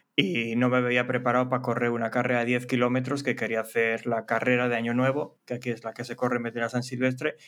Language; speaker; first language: Spanish; native; Spanish